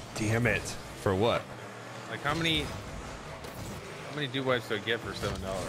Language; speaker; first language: English; native; English